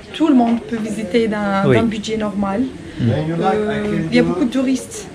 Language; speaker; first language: French; non-native, local second language; Arabic